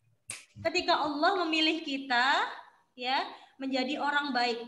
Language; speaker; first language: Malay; non-native, local second language; Javanese